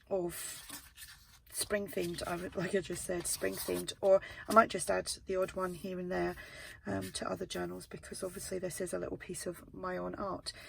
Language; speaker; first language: English; native; English